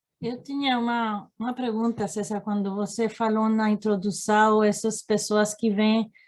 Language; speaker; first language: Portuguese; non-native, learner; Spanish